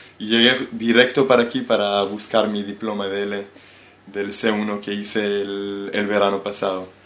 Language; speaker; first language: Spanish; non-native, fluent; Hebrew